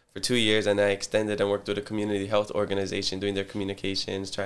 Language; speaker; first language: English; early bilingual, other home language; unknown